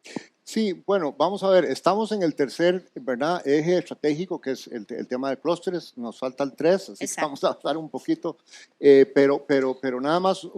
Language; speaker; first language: Spanish; native; Spanish